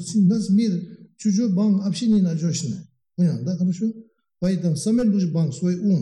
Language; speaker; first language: Russian; non-native, learner; Tibetan